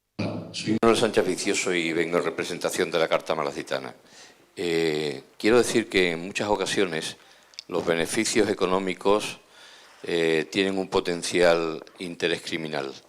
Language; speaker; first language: Spanish; native; Spanish